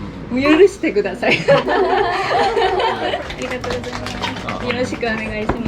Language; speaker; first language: Japanese; non-native, learner; Korean